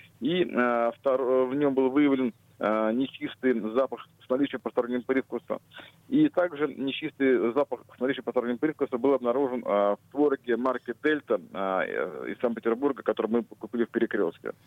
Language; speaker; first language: Russian; native; Russian